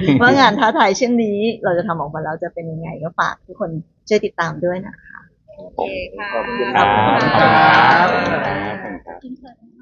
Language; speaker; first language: Thai; native; Thai